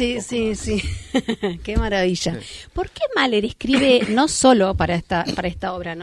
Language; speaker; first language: Spanish; native; Spanish